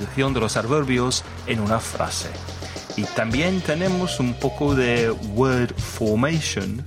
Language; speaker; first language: Spanish; non-native, fluent; English